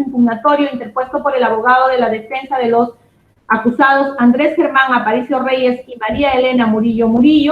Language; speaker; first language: Spanish; native; Spanish